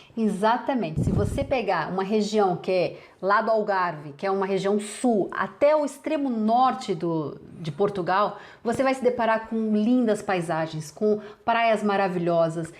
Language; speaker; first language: Portuguese; native; Portuguese